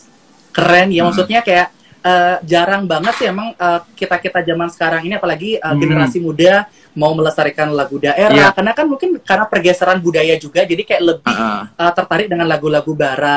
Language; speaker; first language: Indonesian; native; Indonesian